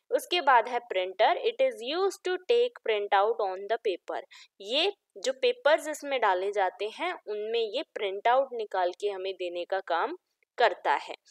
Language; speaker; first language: Hindi; native; Hindi